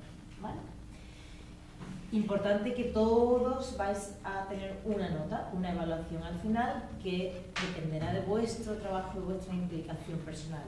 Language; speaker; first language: Spanish; native; Spanish